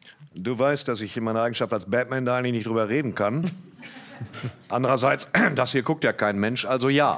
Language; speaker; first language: German; native; German